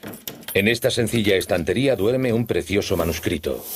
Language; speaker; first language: Spanish; native; Spanish